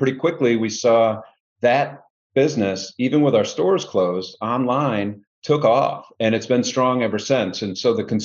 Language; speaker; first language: English; native; English